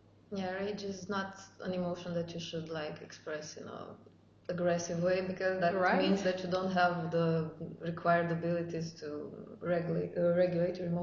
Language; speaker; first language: English; non-native, fluent; Romanian